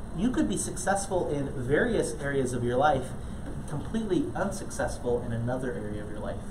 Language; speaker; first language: English; native; English